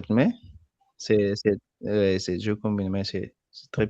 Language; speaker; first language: French; non-native, learner; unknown